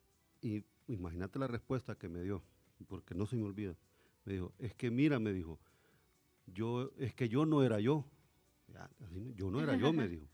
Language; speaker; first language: Spanish; native; Spanish